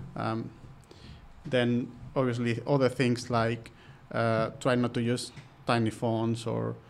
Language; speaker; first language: English; non-native, fluent; Spanish